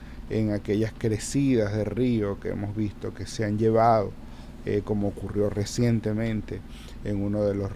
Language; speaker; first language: Spanish; native; Spanish